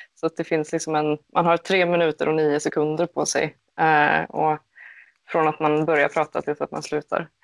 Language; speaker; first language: Swedish; native; Swedish